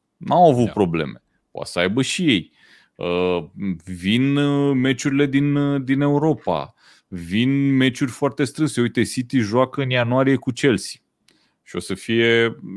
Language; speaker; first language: Romanian; native; Romanian